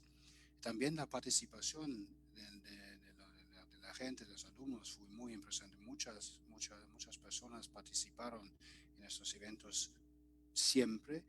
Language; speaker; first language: Spanish; non-native, fluent; German